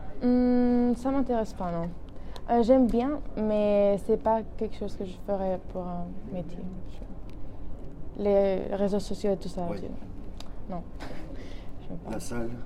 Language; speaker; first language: French; non-native, learner; Spanish